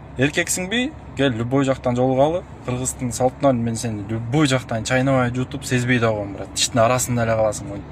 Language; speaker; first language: Kyrgyz; non-native, local second language; Russian